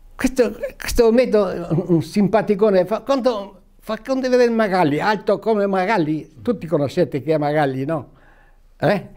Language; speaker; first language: Italian; native; Italian